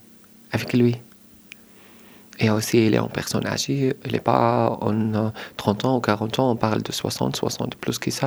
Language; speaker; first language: French; non-native, learner; Arabic